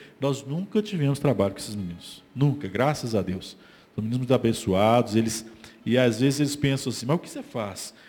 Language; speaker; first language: Portuguese; native; Portuguese